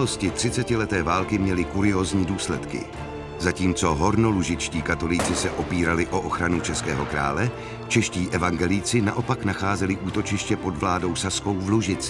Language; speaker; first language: Czech; native; Czech